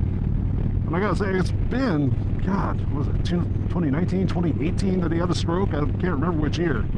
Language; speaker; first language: English; native; English